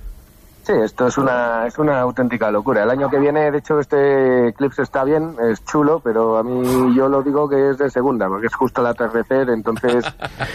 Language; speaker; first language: Spanish; native; Spanish